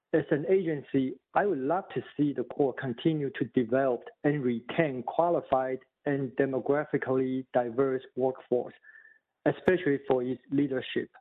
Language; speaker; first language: English; non-native, fluent; Chinese